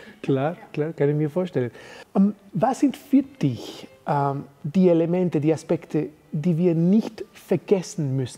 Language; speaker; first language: German; non-native, fluent; Spanish